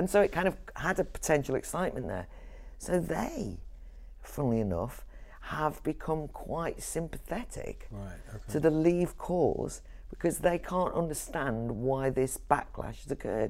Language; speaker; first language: English; native; English